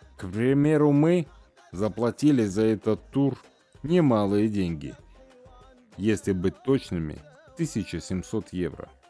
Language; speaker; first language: Russian; native; Russian